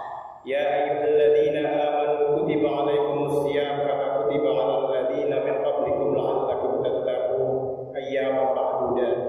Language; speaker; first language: Indonesian; native; Indonesian